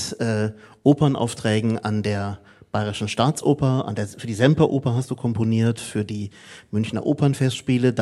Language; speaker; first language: German; native; German